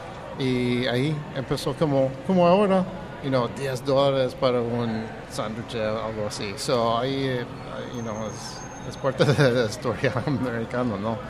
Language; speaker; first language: Spanish; early bilingual, heritage; Spanish